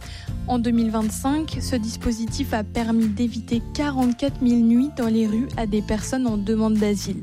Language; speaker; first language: French; native; French